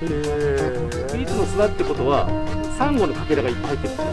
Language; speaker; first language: Japanese; native; Japanese